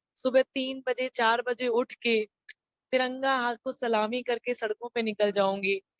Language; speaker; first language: Hindi; native; Hindi